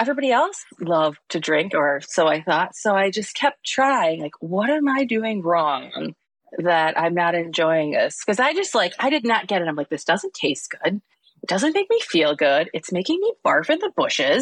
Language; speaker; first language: English; native; English